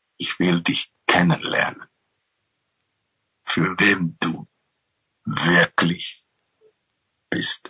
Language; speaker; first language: German; non-native, fluent; Dutch